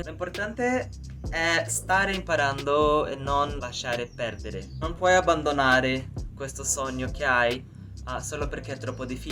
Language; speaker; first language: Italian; non-native, learner; Portuguese